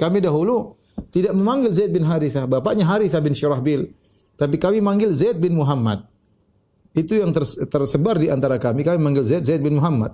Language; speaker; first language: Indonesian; native; Indonesian